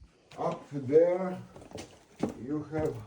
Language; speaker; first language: English; non-native, learner; Croatian